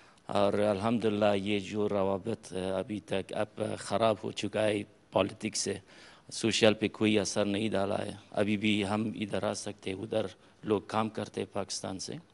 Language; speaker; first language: Hindi; non-native, fluent; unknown